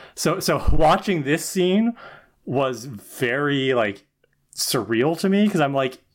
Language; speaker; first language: English; native; English